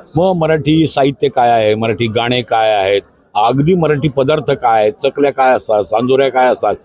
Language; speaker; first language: Marathi; native; Marathi